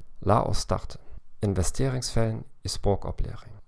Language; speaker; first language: Norwegian; non-native, learner; German